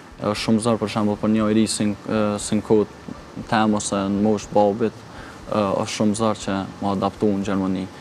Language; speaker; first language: Albanian; early bilingual, heritage; Albanian